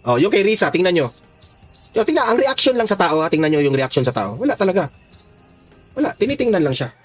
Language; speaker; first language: Filipino; non-native, local second language; Cebuano